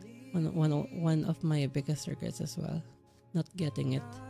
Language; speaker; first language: English; non-native, local second language; Filipino